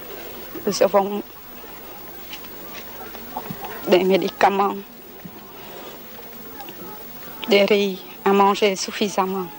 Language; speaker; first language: French; non-native, fluent; Khmer